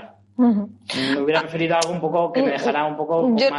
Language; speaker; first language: Spanish; native; Spanish